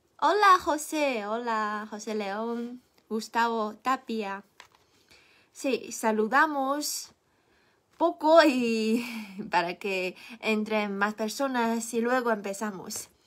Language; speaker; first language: Spanish; non-native, fluent; Chinese